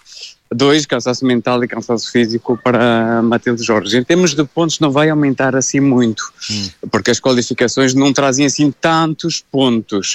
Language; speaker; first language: Portuguese; native; Portuguese